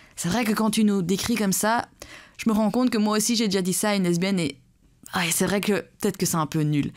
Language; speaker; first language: French; early bilingual, other home language; Persian